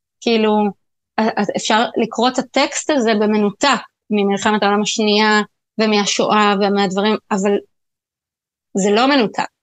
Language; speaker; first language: Hebrew; native; Hebrew